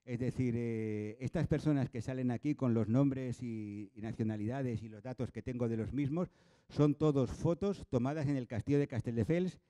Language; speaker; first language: Spanish; non-native, local second language; Catalan